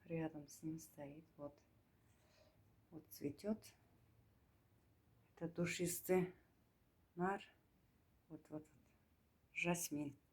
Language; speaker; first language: Russian; non-native, learner; Turkmen